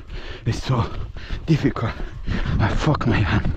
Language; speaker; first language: English; non-native, learner; Persian